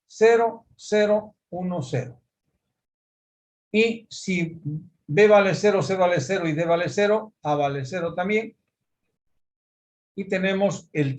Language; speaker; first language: Spanish; native; Spanish